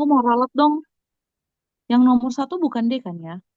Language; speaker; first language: Indonesian; native; Indonesian